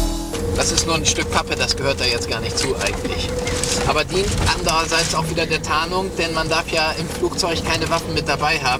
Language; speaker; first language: German; native; German